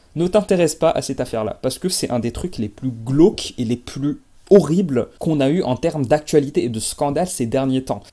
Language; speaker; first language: French; non-native, local second language; Arabic